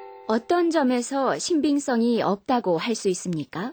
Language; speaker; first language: Korean; native; Korean